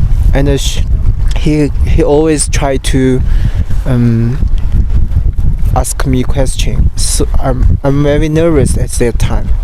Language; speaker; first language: English; non-native, learner; Chinese